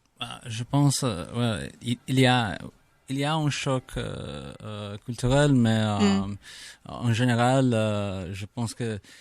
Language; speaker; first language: French; non-native, learner; English